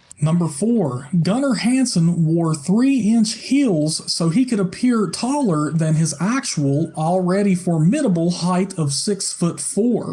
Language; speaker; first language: English; native; English